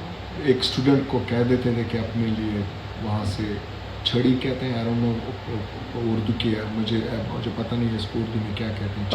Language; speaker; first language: Hindi; non-native, local second language; Pashto